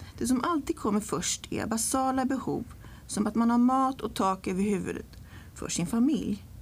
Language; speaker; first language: Swedish; early bilingual, other home language; English